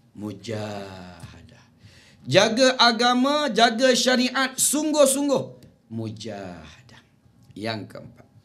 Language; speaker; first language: Malay; native; Malay